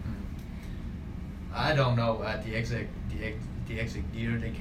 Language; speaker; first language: English; non-native, learner; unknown